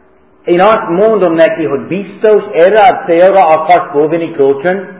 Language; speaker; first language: Hungarian; early bilingual, heritage; Hungarian